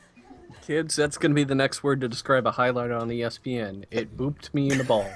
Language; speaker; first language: English; native; English